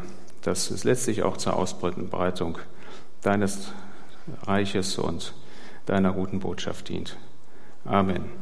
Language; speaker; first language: German; native; German